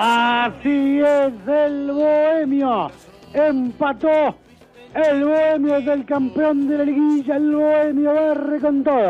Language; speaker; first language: Spanish; native; Spanish